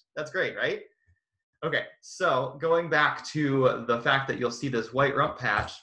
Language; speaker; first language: English; native; English